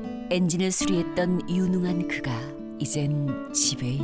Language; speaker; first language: Korean; native; Korean